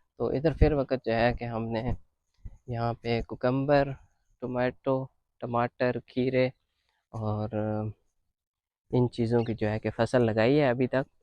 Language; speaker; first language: Urdu; non-native, local second language; Punjabi